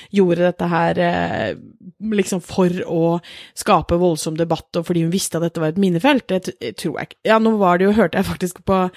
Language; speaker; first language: Norwegian; native; Norwegian